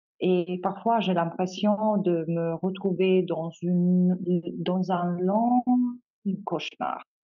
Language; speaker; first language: French; non-native, fluent; Italian